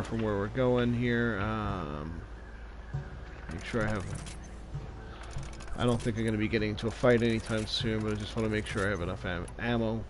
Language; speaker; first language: English; native; English